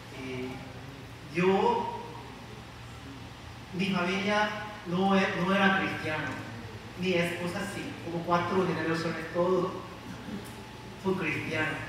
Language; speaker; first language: Spanish; non-native, learner; Korean